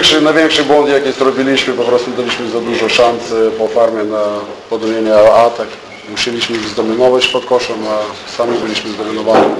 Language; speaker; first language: Polish; non-native, fluent; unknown